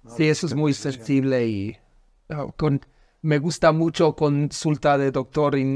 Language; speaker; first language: Spanish; non-native, learner; English